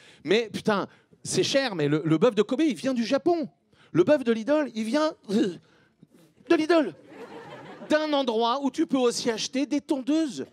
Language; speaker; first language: French; native; French